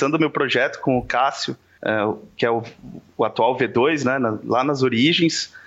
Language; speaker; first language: Portuguese; native; Portuguese